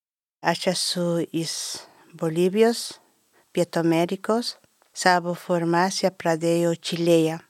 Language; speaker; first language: Lithuanian; non-native, learner; Spanish